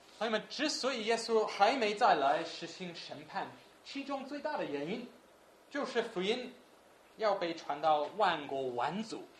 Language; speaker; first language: Chinese; non-native, fluent; English